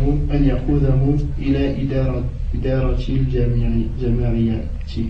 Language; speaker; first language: Arabic; non-native, learner; French